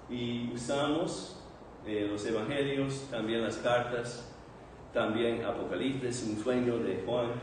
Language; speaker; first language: Spanish; non-native, fluent; English